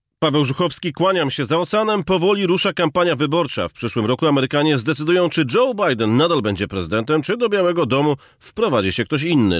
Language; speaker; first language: Polish; native; Polish